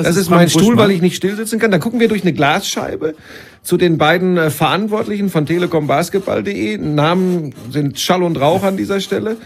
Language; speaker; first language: German; native; German